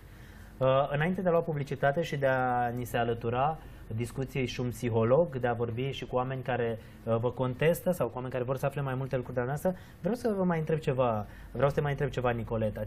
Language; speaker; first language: Romanian; native; Romanian